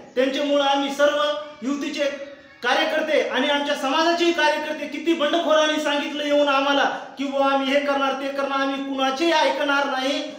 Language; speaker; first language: Marathi; non-native, local second language; Lambadi